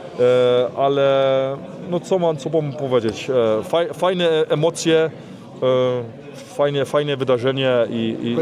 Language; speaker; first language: Polish; early bilingual, heritage; Polish